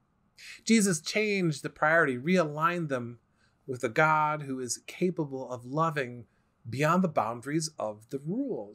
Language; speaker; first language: English; native; English